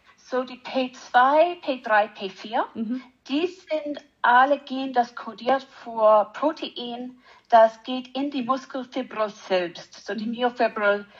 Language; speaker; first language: German; non-native, learner; English